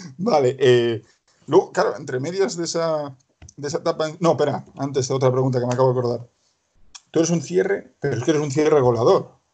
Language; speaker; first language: Spanish; native; Spanish